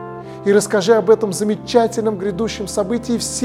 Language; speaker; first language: Russian; native; Russian